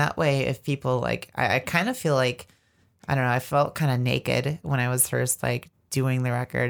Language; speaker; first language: English; native; English